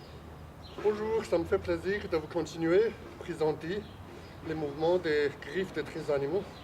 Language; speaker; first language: French; non-native, fluent; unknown